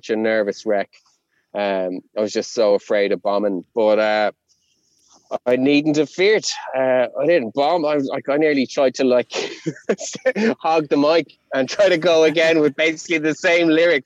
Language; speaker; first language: English; non-native, local second language; Irish